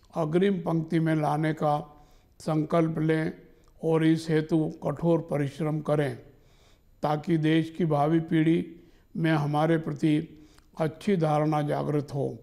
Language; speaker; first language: Hindi; native; Hindi